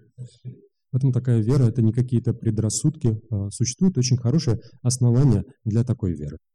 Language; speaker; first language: Russian; native; Russian